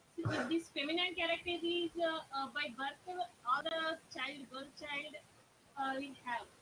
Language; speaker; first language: English; non-native, local second language; Kannada